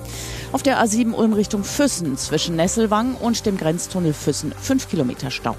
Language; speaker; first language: German; native; German